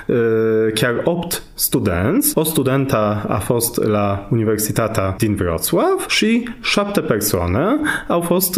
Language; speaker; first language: Romanian; non-native, fluent; Polish